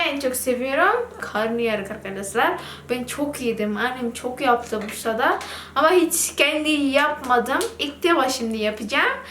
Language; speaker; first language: Turkish; non-native, learner; Indonesian